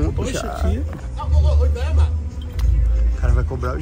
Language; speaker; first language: Portuguese; native; Portuguese